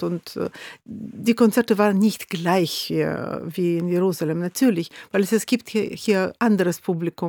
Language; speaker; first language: German; non-native, fluent; Russian